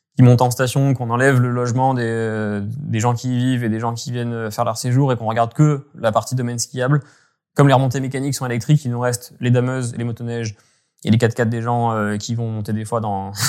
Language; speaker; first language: French; native; French